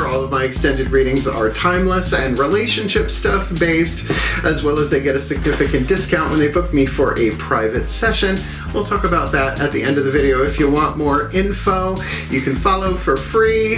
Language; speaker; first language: English; native; English